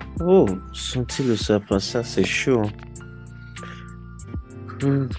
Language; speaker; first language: French; non-native, learner; Yoruba